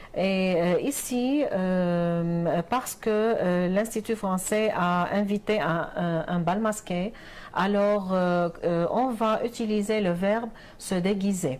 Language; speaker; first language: French; non-native, fluent; Arabic